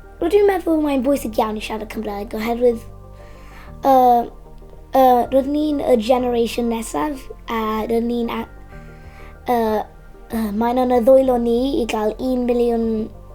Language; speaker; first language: Welsh; non-native, local second language; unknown